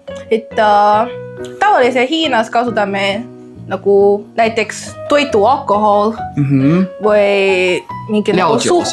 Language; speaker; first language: Estonian; non-native, learner; Chinese